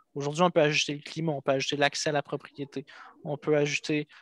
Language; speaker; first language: French; native; French